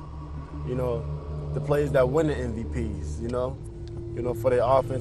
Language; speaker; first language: English; native; English